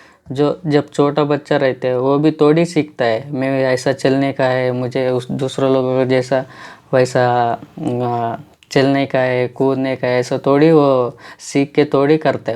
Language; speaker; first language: Hindi; non-native, local second language; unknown